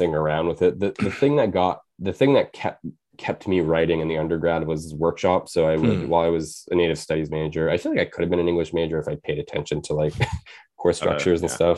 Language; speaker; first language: English; native; English